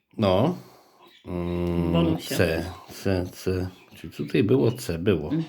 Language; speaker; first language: Polish; native; Polish